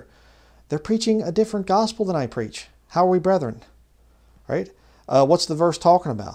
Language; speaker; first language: English; native; English